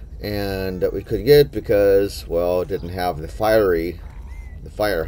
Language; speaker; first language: English; native; English